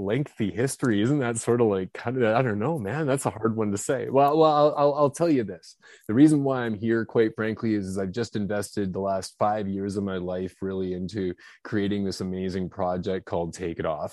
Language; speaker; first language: English; native; English